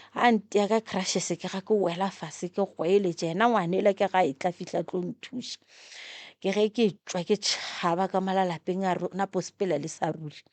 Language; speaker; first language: Northern Sotho; non-native, local second language; Tsonga